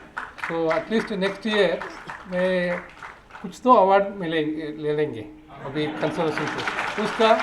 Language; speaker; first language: Hindi; non-native, local second language; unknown